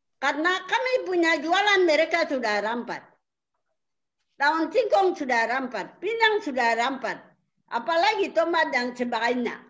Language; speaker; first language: Indonesian; non-native, local second language; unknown